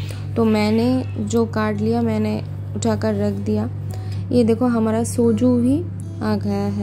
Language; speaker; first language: Hindi; non-native, local second language; Bangla